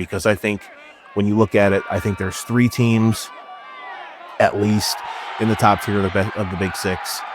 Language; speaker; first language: English; native; English